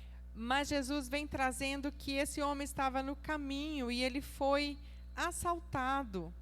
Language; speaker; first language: Portuguese; native; Portuguese